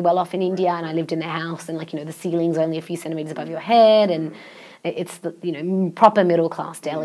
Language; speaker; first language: English; non-native, local second language; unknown